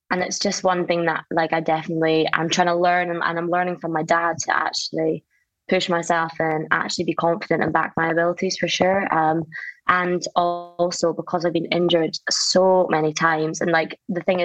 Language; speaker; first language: English; native; English